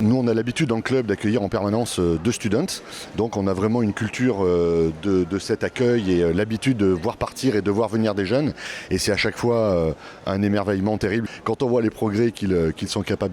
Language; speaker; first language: French; native; French